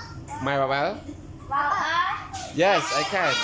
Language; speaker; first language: English; non-native, learner; Khmer